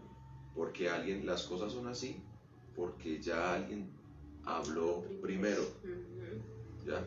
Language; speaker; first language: Spanish; native; Spanish